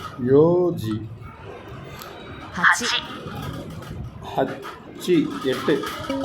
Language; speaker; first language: Japanese; non-native, learner; Tamil